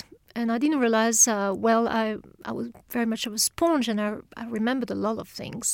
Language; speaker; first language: English; non-native, fluent; French